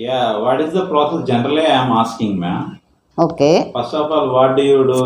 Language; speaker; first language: English; non-native, local second language; Telugu